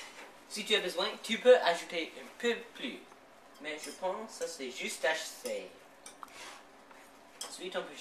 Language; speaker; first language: French; non-native, learner; English